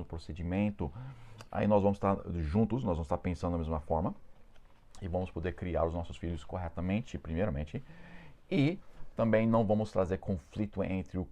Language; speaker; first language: Portuguese; non-native, fluent; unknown